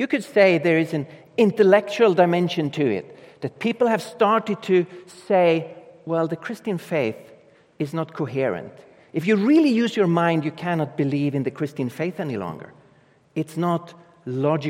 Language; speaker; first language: English; non-native, fluent; Swedish